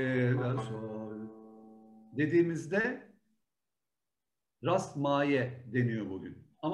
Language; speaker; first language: Turkish; native; Turkish